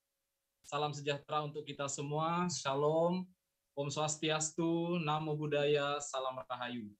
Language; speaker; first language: Indonesian; native; Indonesian